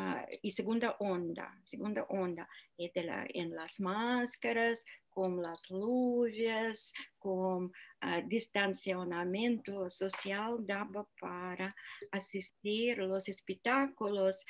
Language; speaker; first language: Spanish; non-native, fluent; Russian